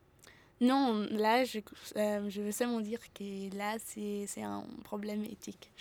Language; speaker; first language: French; non-native, fluent; German